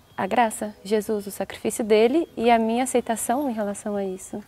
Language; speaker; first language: Portuguese; native; Portuguese